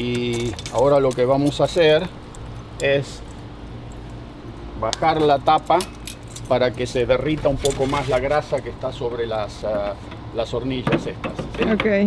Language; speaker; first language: Spanish; native; Spanish